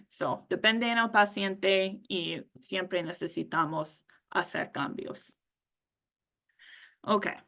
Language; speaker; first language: Spanish; non-native, learner; English